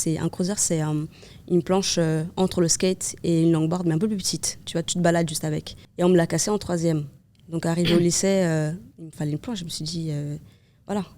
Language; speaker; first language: French; non-native, fluent; Kabuverdianu